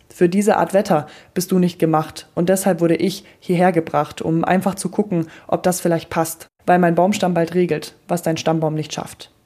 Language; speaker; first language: German; native; German